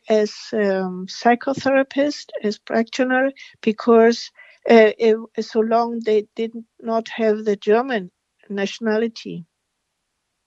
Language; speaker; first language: English; non-native, fluent; Spanish